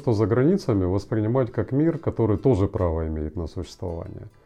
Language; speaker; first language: Russian; native; Russian